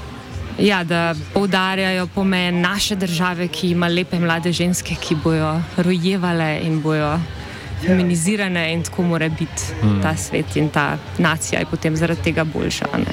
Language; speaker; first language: Slovenian; native; Slovenian